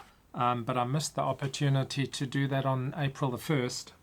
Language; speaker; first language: English; native; English